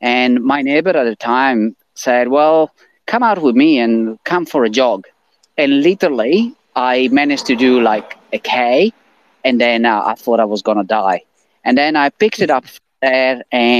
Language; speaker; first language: English; non-native, fluent; Italian